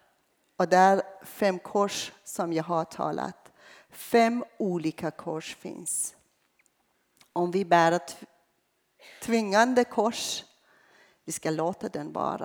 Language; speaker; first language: Swedish; non-native, fluent; Persian